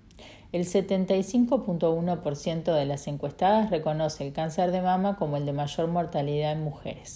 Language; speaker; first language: Spanish; native; Spanish